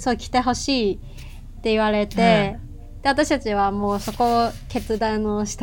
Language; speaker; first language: Japanese; non-native, fluent; Cantonese